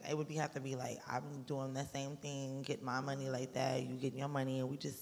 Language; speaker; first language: English; native; English